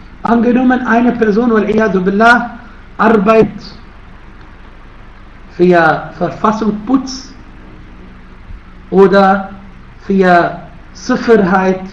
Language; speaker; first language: German; non-native, fluent; Arabic